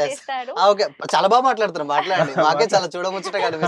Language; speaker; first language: Telugu; native; Telugu